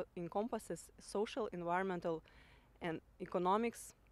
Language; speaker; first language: English; non-native, fluent; Lithuanian